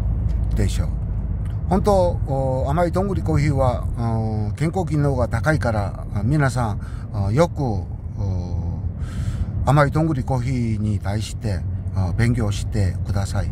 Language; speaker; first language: Japanese; non-native, learner; Korean